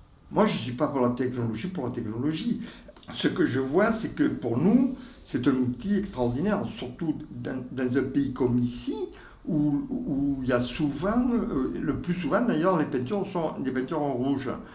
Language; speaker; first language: French; native; French